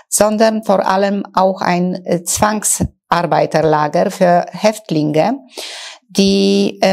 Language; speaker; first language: German; non-native, fluent; Polish